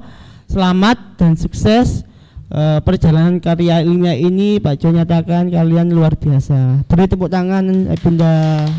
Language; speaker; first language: Indonesian; native; Indonesian